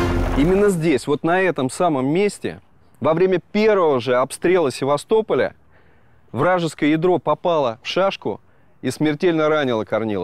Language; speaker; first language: Russian; native; Russian